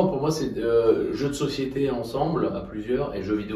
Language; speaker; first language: French; native; French